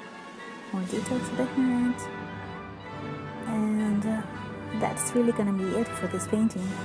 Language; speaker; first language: English; non-native, fluent; Spanish